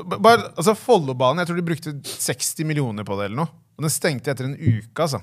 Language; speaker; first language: Norwegian; native; Norwegian